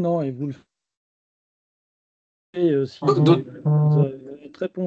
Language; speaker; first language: French; native; French